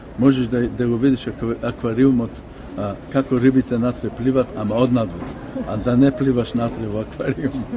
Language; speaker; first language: Macedonian; native; Macedonian